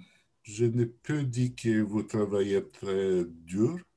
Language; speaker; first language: French; non-native, learner; Russian